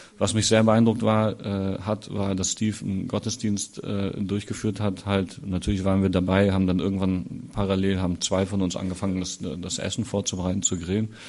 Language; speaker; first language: German; native; German